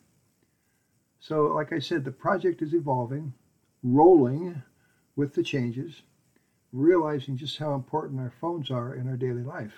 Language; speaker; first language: English; native; English